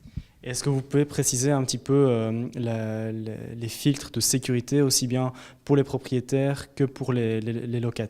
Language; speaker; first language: French; native; French